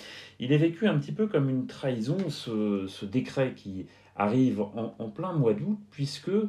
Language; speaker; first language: French; native; French